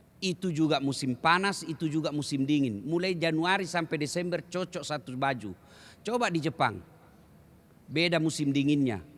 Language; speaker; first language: Indonesian; native; Indonesian